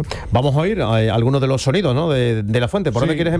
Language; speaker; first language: Spanish; native; Spanish